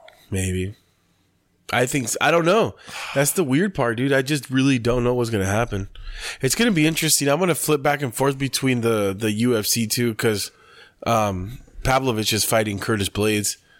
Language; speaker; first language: English; native; English